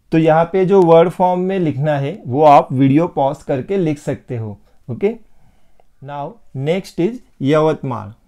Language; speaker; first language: Hindi; non-native, local second language; Marathi